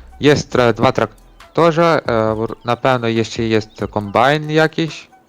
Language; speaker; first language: Polish; non-native, learner; Ukrainian